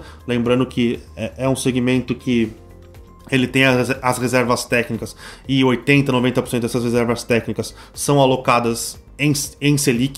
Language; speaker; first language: Portuguese; native; Portuguese